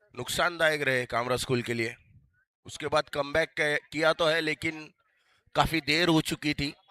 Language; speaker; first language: Hindi; non-native, local second language; Marathi